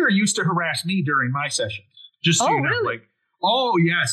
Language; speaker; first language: English; native; English